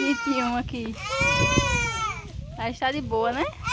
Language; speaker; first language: Portuguese; native; Portuguese